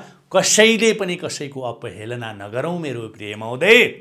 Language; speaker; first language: Nepali; native; Nepali